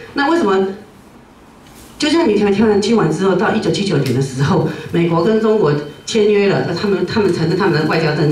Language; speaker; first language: Chinese; non-native, local second language; Min Nan Chinese